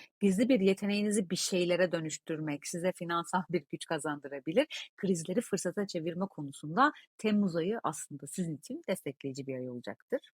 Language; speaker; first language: Turkish; native; Turkish